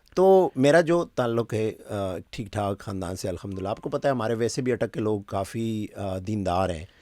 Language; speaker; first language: Urdu; non-native, local second language; Pashto